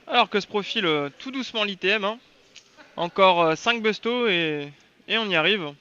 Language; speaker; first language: French; native; French